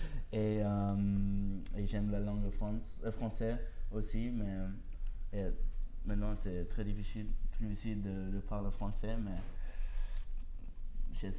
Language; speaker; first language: French; non-native, learner; Dutch